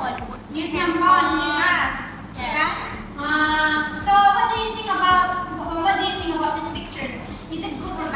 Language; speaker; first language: English; non-native, fluent; Indonesian